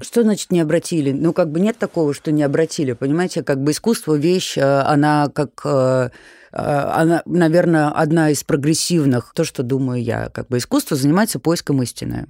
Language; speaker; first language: Russian; native; Russian